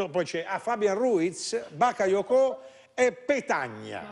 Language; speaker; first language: Italian; native; Italian